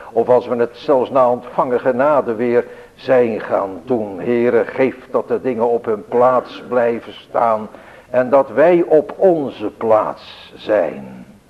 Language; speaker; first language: Dutch; native; Dutch